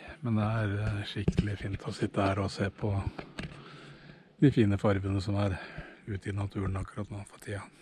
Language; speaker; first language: Norwegian; native; Norwegian